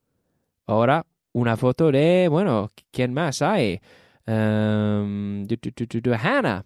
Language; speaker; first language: Spanish; non-native, fluent; English